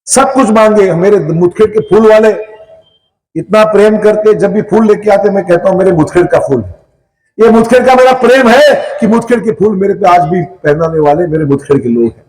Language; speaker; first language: Hindi; non-native, local second language; Marathi